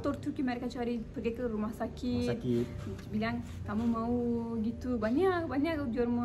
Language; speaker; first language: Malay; non-native, learner; Turkish